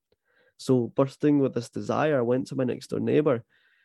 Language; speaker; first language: English; native; English